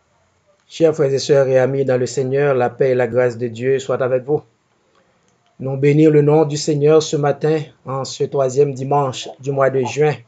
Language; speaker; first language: French; non-native, local second language; Haitian Creole